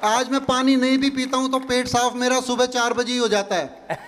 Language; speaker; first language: Hindi; native; Hindi